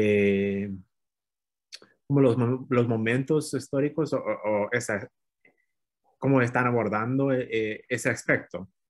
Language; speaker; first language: Spanish; non-native, fluent; English